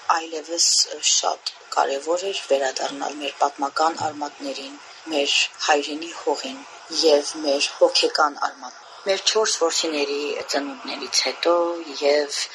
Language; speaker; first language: Armenian; early bilingual, heritage; Armenian